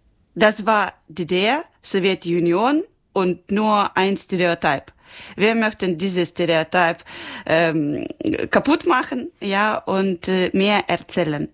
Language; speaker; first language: German; non-native, learner; Ukrainian